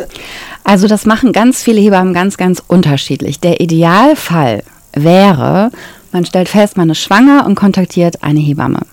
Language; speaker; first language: German; native; German